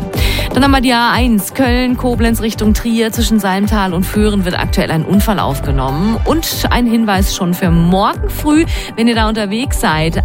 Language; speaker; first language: German; native; German